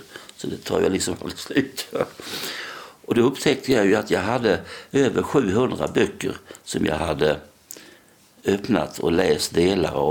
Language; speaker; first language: Swedish; native; Swedish